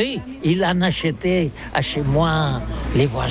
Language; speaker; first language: French; non-native, learner; Catalan